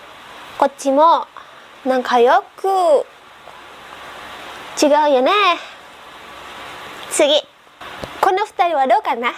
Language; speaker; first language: Japanese; non-native, learner; Indonesian